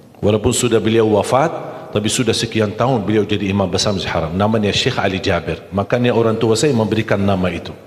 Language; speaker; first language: Malay; non-native, fluent; Arabic